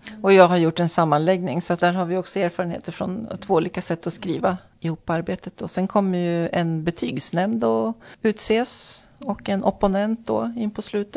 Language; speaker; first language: Swedish; native; Swedish